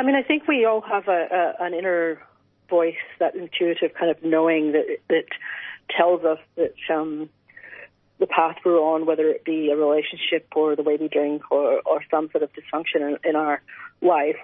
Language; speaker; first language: English; native; English